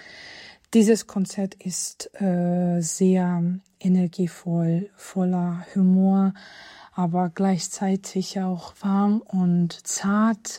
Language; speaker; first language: German; non-native, fluent; Georgian